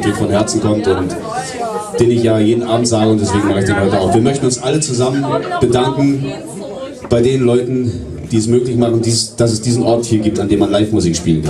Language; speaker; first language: German; native; German